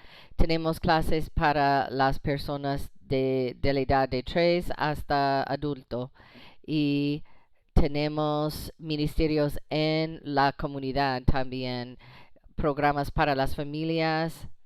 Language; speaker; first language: Spanish; non-native, fluent; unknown